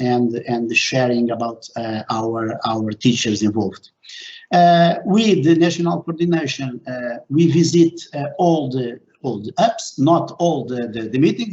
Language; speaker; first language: English; non-native, fluent; Portuguese